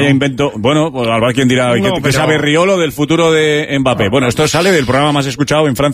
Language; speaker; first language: Spanish; native; Spanish